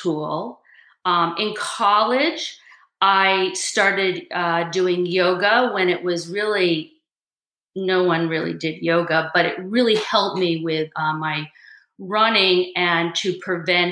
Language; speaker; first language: English; native; English